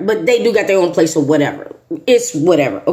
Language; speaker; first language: English; native; English